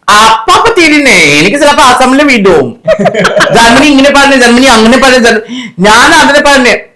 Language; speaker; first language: Malayalam; non-native, fluent; Assamese